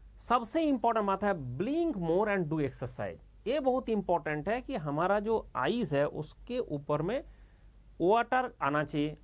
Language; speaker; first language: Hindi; non-native, local second language; Bangla